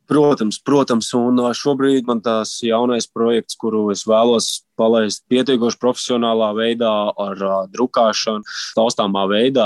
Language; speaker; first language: Latvian; native; Latvian